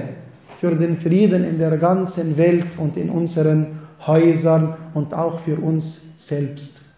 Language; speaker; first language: German; non-native, fluent; Arabic